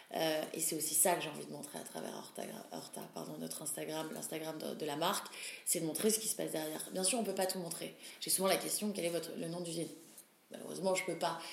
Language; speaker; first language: French; native; French